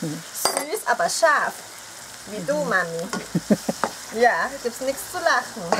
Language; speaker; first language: German; early bilingual, other home language; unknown